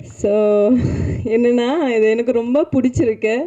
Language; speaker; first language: Tamil; non-native, learner; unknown